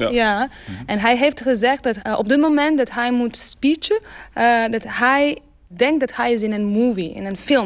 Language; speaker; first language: Dutch; non-native, learner; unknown